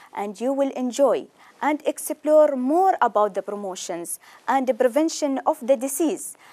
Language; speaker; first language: English; non-native, fluent; Arabic